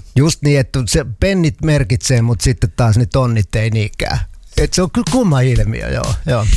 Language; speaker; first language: Finnish; native; Finnish